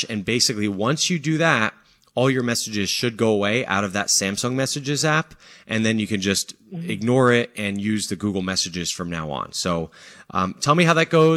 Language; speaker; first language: English; native; English